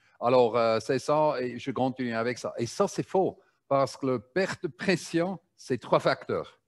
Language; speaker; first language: French; non-native, learner; German